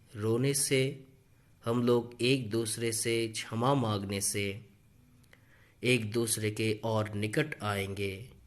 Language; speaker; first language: Hindi; non-native, local second language; Bangla